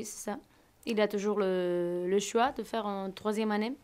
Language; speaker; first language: French; non-native, fluent; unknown